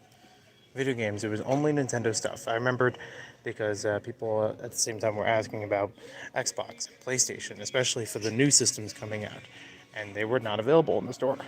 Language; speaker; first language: English; native; English